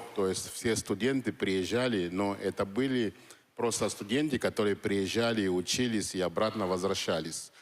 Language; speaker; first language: Russian; non-native, fluent; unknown